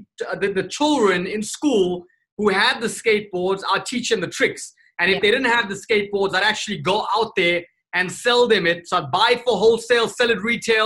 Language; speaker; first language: English; native; English